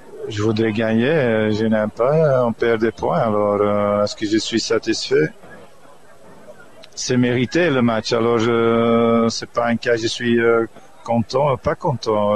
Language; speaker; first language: French; non-native, fluent; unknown